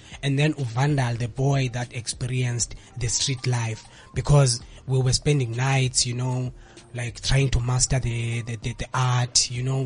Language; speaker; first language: English; non-native, local second language; Xhosa